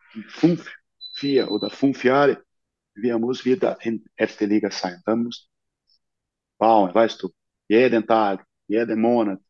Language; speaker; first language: German; non-native, fluent; Portuguese